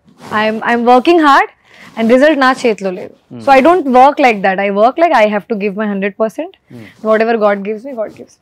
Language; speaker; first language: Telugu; non-native, fluent; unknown